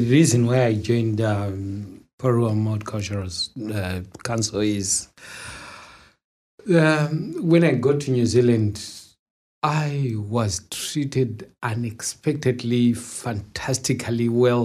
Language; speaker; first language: English; non-native, local second language; Shona